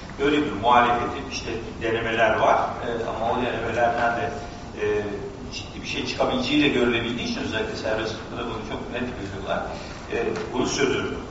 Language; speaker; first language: Turkish; native; Turkish